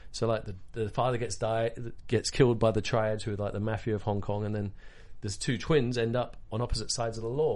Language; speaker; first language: English; native; English